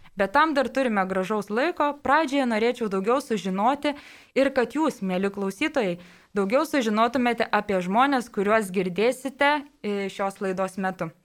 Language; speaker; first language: Lithuanian; native; Lithuanian